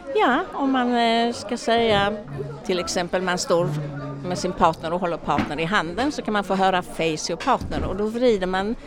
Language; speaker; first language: Swedish; native; Swedish